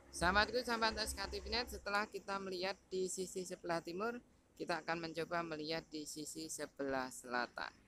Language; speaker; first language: Indonesian; native; Indonesian